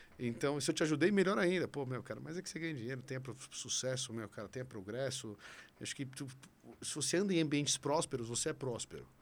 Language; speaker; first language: Portuguese; native; Portuguese